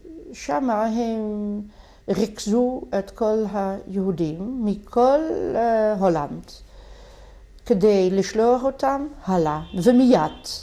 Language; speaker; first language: Hebrew; non-native, fluent; Dutch